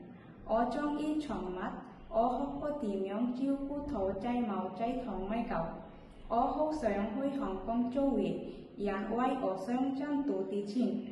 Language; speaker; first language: Cantonese; non-native, learner; Bangla